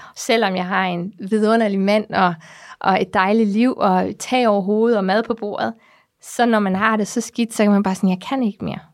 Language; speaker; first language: Danish; early bilingual, heritage; Danish